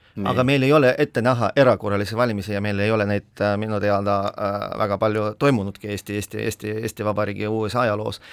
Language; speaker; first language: Estonian; non-native, local second language; Russian